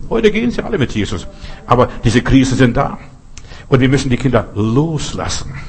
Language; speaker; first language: German; non-native, fluent; Russian